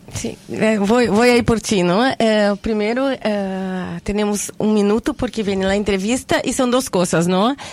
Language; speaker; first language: Spanish; non-native, fluent; Portuguese